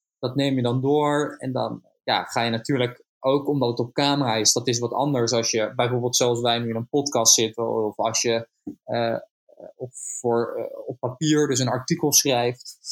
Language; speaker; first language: Dutch; native; Dutch